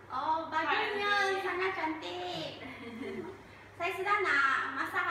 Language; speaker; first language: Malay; non-native, local second language; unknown